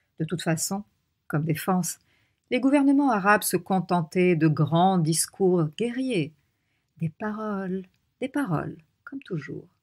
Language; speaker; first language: French; non-native, local second language; Arabic